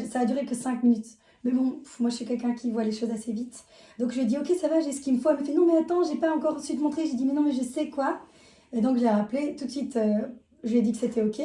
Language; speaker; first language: French; native; French